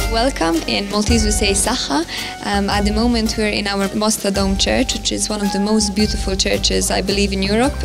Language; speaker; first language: English; non-native, fluent; Serbian